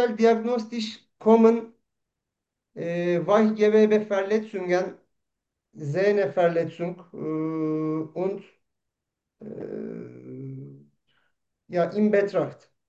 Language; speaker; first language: German; non-native, fluent; Turkish